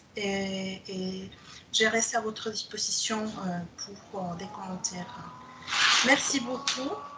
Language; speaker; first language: French; non-native, fluent; Spanish